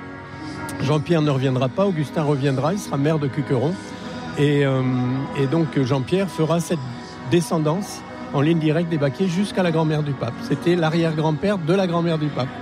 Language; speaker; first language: French; native; French